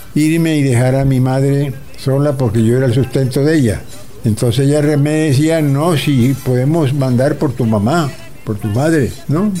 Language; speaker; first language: Spanish; native; Spanish